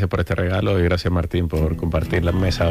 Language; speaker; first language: Spanish; native; Spanish